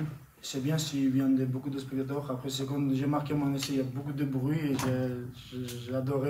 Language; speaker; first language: French; non-native, learner; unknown